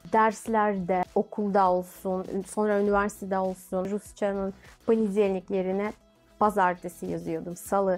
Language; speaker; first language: Turkish; non-native, fluent; Russian